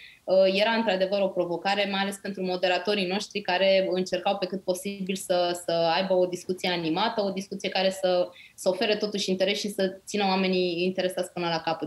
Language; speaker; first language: Romanian; native; Romanian